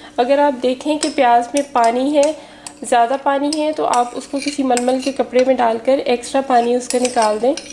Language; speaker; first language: Urdu; native; Urdu